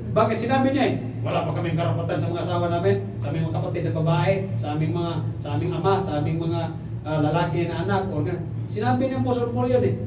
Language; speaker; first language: Filipino; non-native, local second language; Cebuano